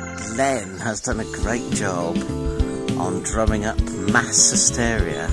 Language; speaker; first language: English; native; English